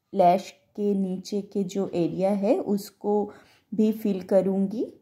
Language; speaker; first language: Hindi; non-native, local second language; Bangla